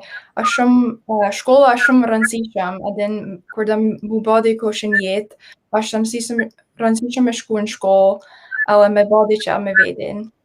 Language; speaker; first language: Albanian; early bilingual, heritage; Albanian